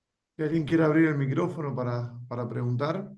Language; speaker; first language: Spanish; native; Spanish